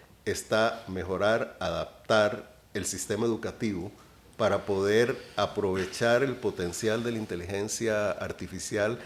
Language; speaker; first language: Spanish; native; Spanish